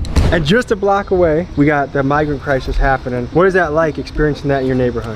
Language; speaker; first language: English; native; English